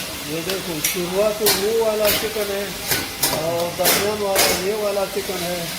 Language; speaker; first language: Hindi; non-native, local second language; Pashto